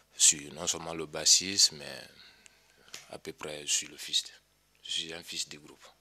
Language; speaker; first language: French; non-native, local second language; Mandingo